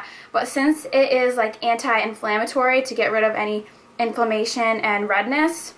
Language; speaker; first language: English; native; English